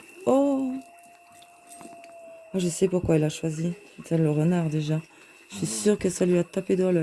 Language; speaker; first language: French; native; French